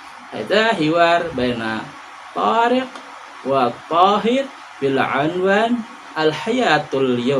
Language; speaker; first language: Arabic; non-native, fluent; Indonesian